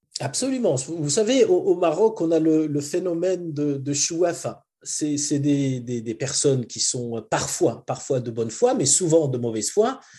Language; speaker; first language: French; non-native, local second language; Arabic